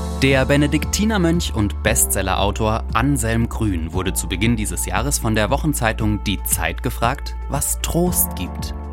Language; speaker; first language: German; native; German